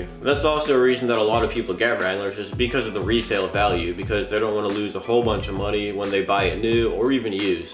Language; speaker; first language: English; native; English